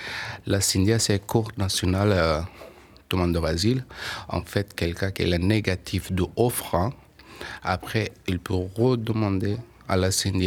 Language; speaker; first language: French; non-native, learner; Persian